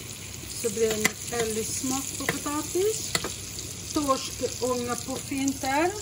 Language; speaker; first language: Swedish; non-native, fluent; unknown